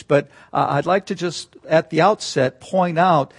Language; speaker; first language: English; native; English